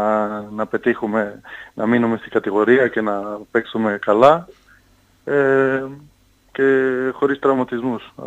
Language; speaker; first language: Greek; non-native, fluent; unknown